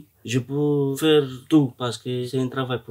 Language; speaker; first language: French; non-native, learner; Romany